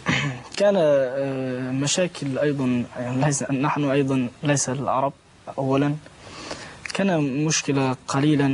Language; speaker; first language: Arabic; non-native, learner; Tajik